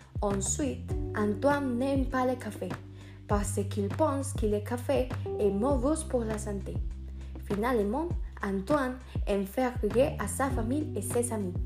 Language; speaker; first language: French; non-native, learner; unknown